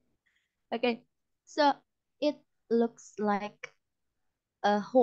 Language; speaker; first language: English; non-native, fluent; Indonesian